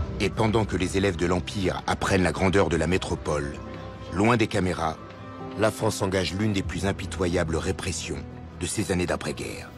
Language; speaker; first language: French; native; French